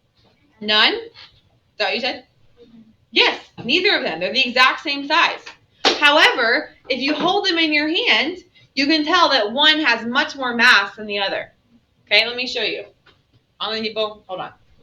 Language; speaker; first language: English; native; English